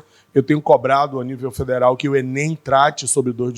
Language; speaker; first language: Portuguese; native; Portuguese